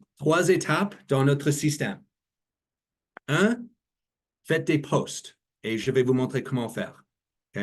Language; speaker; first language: French; non-native, learner; English